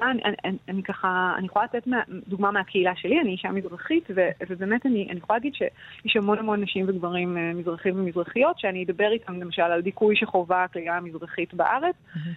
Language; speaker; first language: Hebrew; native; Hebrew